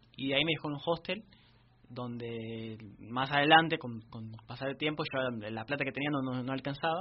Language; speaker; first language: Spanish; non-native, fluent; Portuguese